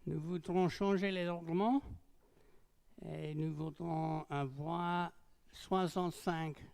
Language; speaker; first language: French; non-native, learner; English